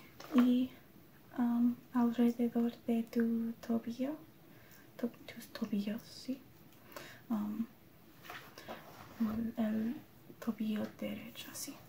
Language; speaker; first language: Spanish; non-native, learner; English